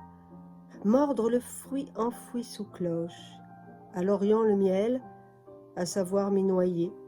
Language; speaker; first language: French; native; French